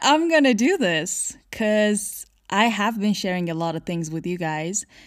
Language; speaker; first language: English; non-native, fluent; Persian